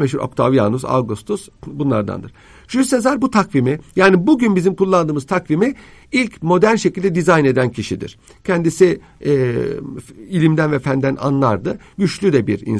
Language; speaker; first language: Turkish; native; Turkish